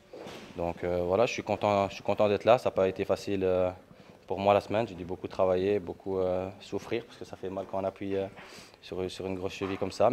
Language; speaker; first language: French; native; French